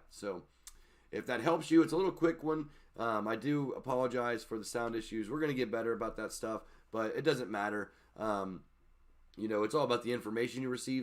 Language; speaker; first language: English; native; English